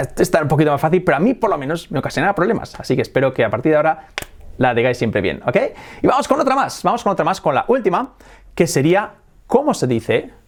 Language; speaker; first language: Spanish; native; Spanish